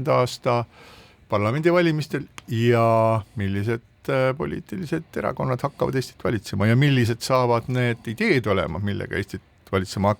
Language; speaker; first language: Estonian; native; Estonian